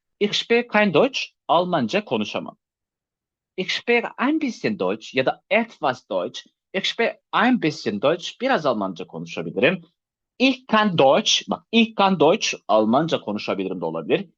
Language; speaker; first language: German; non-native, fluent; Turkish